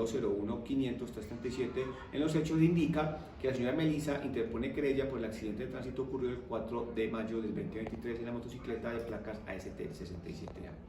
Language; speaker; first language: Spanish; native; Spanish